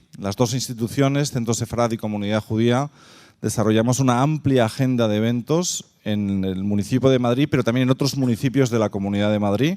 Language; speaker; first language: Spanish; native; Spanish